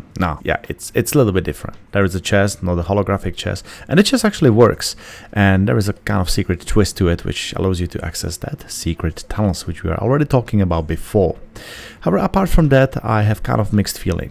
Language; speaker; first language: English; non-native, fluent; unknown